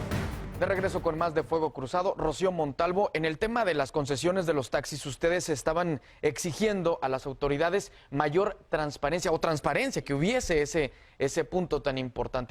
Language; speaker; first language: Spanish; native; Spanish